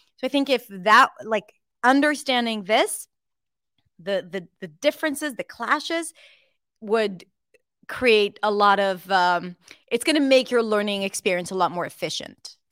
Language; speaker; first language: English; non-native, fluent; Hebrew